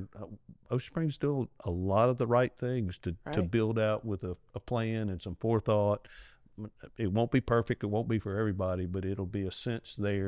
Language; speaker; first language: English; native; English